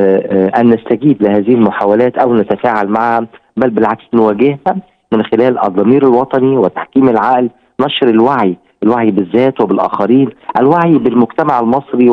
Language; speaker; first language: Arabic; native; Arabic